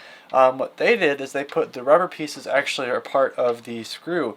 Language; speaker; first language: English; native; English